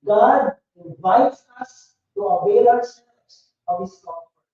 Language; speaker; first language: English; non-native, local second language; Filipino